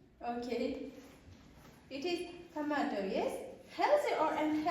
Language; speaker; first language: English; non-native, learner; Kazakh